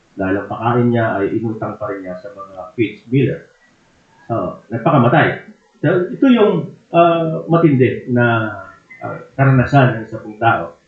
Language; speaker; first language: Filipino; native; Filipino